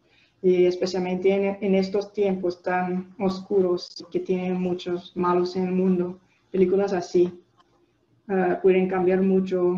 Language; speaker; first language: Spanish; non-native, fluent; English